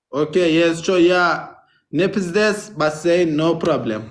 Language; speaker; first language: Russian; non-native, learner; Turkmen